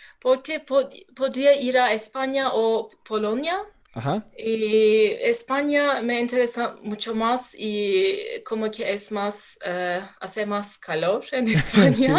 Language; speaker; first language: Spanish; non-native, learner; Turkish